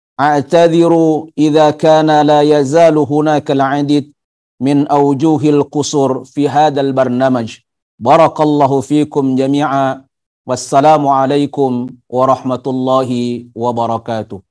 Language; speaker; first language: Arabic; non-native, fluent; Indonesian